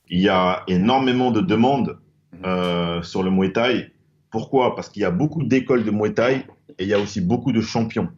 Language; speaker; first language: French; native; French